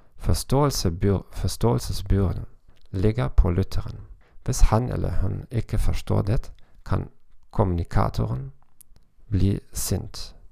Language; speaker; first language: Norwegian; non-native, learner; German